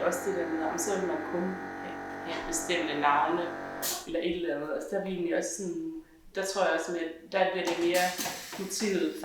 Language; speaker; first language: Danish; native; Danish